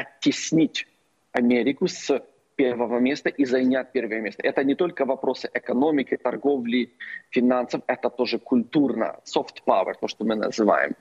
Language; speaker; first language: Russian; non-native, local second language; Ukrainian